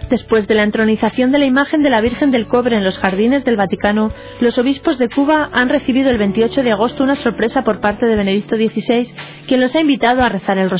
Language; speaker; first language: Spanish; native; Spanish